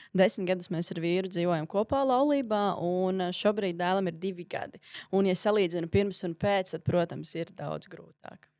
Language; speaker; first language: Latvian; native; Latvian